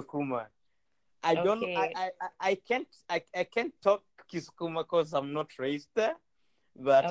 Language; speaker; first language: English; non-native, local second language; Swahili